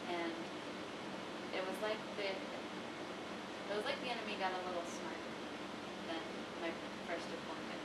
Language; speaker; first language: English; native; English